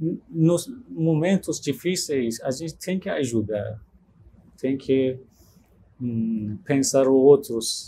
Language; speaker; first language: Portuguese; non-native, learner; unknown